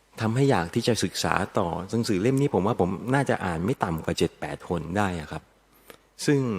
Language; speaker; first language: Thai; native; Thai